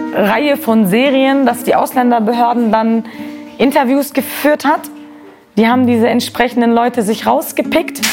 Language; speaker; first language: German; native; German